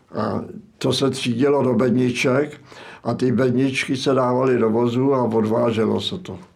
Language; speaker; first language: Czech; native; Czech